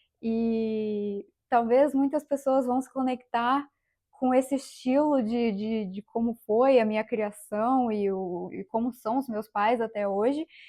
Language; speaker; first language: Portuguese; native; Portuguese